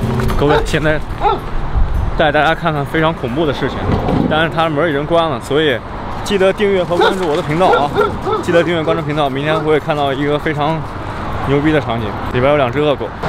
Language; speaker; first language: Chinese; native; Chinese